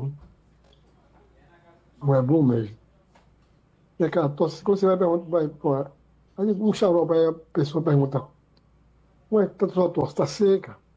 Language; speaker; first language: Portuguese; native; Portuguese